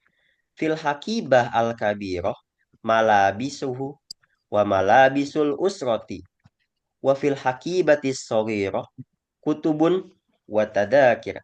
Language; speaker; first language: Arabic; non-native, fluent; Indonesian